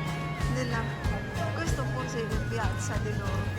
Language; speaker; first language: Italian; non-native, learner; Filipino